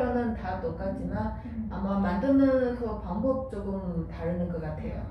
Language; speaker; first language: Korean; non-native, fluent; Chinese